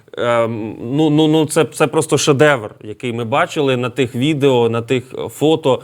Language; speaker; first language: Ukrainian; native; Ukrainian